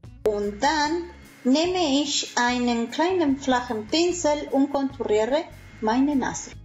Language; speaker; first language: German; non-native, fluent; Spanish